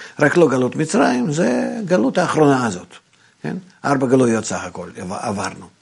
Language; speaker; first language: Hebrew; non-native, fluent; Russian